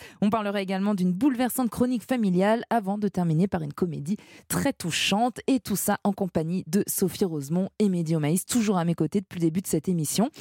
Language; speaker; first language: French; native; French